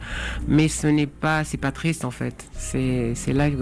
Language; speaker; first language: French; native; French